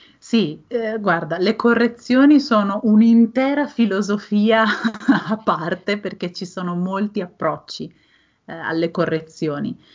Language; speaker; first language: Italian; native; Italian